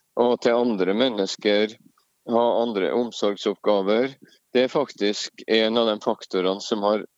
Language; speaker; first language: Norwegian; native; Norwegian